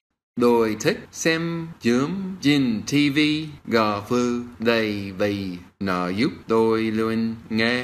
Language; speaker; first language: Vietnamese; non-native, learner; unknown